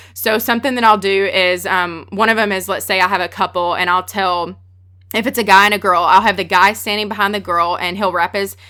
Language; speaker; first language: English; native; English